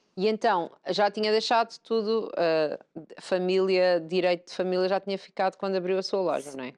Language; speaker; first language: Portuguese; native; Portuguese